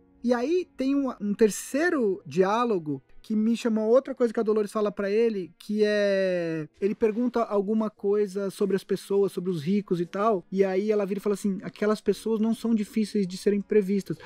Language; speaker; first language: Portuguese; native; Portuguese